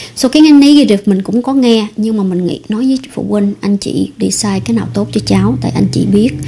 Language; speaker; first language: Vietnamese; early bilingual, heritage; Vietnamese